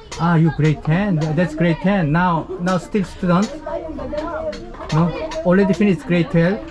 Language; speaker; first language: English; non-native, learner; Korean